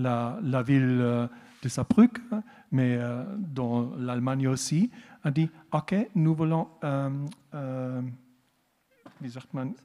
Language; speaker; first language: French; non-native, learner; German